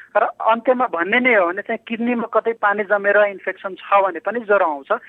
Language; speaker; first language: Nepali; non-native, local second language; Bhojpuri